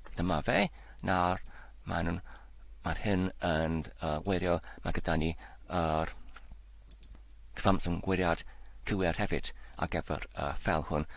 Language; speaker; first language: Welsh; non-native, learner; Polish